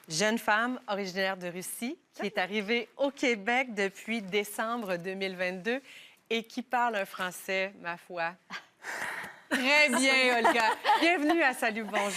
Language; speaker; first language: French; native; French